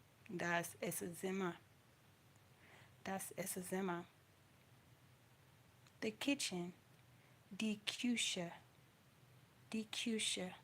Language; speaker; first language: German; non-native, learner; English